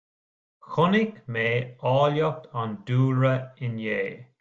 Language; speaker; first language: Irish; non-native, local second language; English